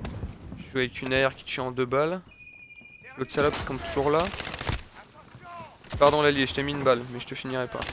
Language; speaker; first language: French; native; French